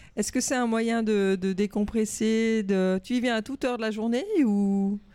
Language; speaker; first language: French; native; French